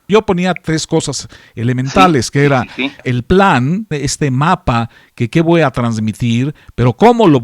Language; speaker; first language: Spanish; native; Spanish